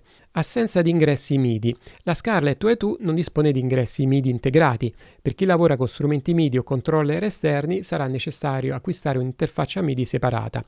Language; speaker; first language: Italian; native; Italian